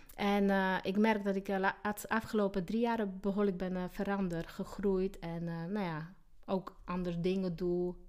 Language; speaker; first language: Dutch; non-native, fluent; Slovak